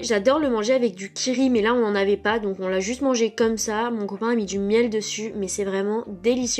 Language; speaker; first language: French; native; French